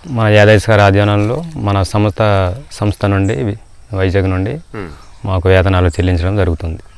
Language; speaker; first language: Telugu; non-native, local second language; Koya